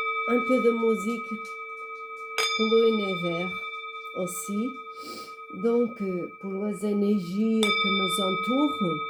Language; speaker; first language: French; non-native, fluent; Portuguese